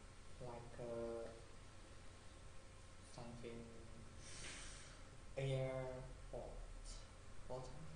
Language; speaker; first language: English; non-native, learner; Chinese